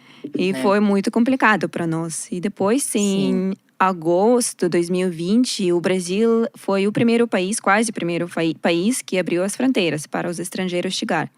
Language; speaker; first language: Portuguese; non-native, learner; Russian